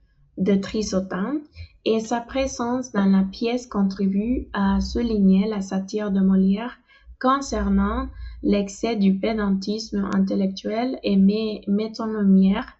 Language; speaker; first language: French; non-native, fluent; Spanish